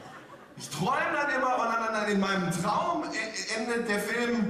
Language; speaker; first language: German; native; German